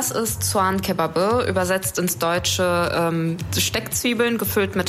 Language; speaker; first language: German; early bilingual, other home language; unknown